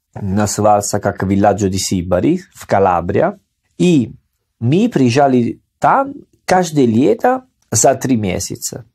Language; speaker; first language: Russian; non-native, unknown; Italian